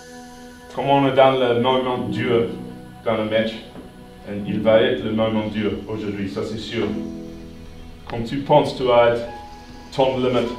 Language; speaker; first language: French; non-native, learner; English